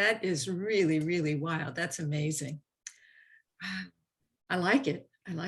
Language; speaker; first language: English; native; English